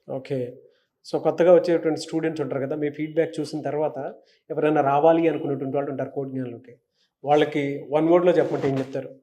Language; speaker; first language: Telugu; native; Telugu